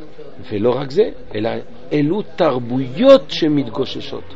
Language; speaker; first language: Hebrew; non-native, fluent; French